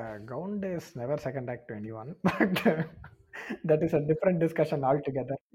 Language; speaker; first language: English; non-native, local second language; Tamil